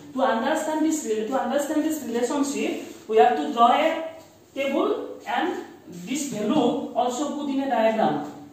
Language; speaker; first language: English; non-native, local second language; Assamese